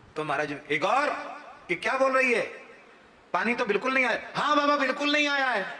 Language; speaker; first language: Hindi; native; Hindi